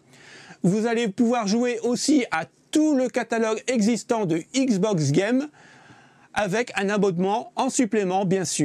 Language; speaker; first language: French; native; French